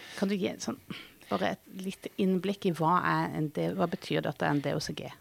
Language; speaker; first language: Norwegian; native; Norwegian